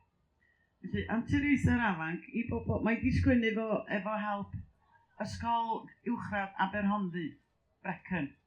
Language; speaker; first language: Welsh; native; Welsh